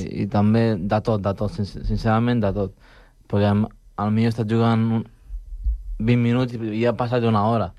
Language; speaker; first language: Catalan; non-native, local second language; Spanish